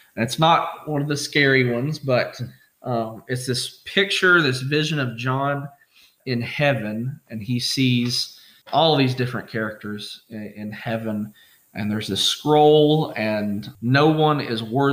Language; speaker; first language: English; native; English